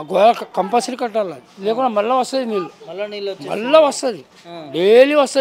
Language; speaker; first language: Telugu; non-native, local second language; Urdu